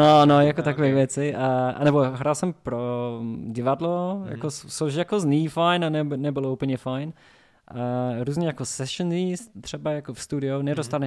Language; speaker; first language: Czech; non-native, learner; English